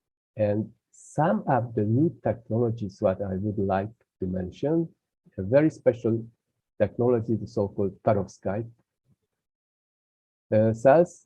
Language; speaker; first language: English; non-native, fluent; Hungarian